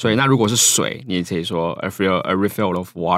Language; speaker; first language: Chinese; native; Chinese